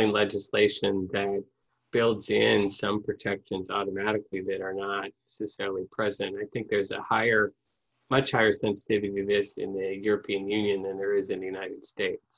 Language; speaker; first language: English; native; English